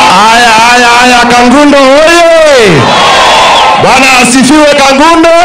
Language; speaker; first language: Swahili; non-native, local second language; Kamba